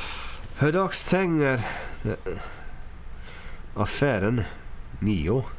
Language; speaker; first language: Swedish; non-native, learner; English